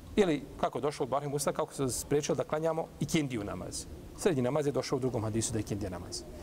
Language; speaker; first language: Bosnian; native; Bosnian